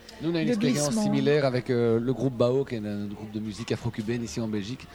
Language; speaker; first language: French; native; French